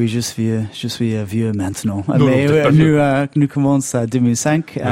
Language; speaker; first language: French; non-native, learner; English